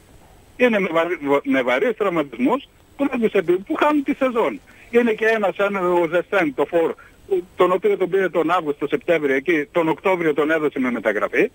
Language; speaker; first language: Greek; native; Greek